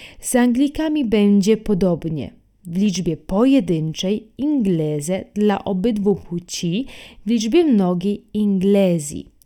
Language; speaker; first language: Polish; non-native, fluent; Italian